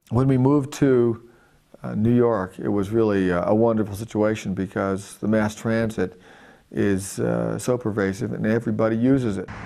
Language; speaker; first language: English; native; English